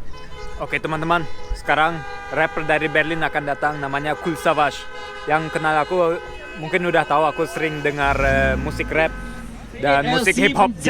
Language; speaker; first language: Indonesian; early bilingual, heritage; Indonesian